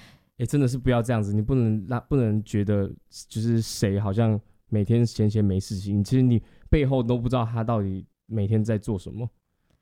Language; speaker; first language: Chinese; native; Chinese